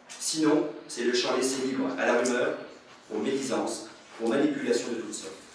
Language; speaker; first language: French; native; French